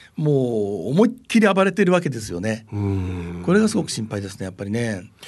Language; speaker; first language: Japanese; native; Japanese